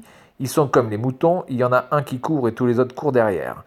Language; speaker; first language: French; native; French